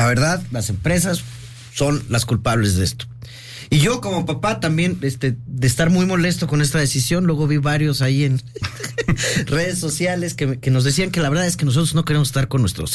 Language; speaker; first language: Spanish; native; Spanish